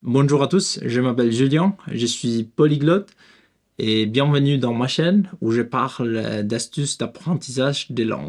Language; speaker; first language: French; non-native, learner; Spanish